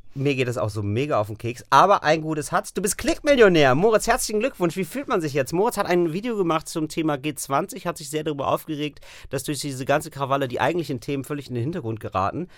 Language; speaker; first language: German; native; German